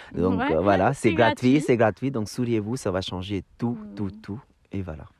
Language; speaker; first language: French; non-native, fluent; Hindi